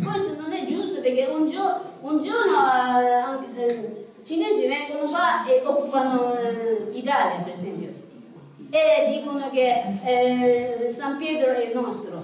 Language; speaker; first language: Italian; non-native, learner; Tibetan